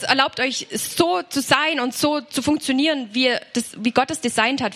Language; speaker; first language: German; native; German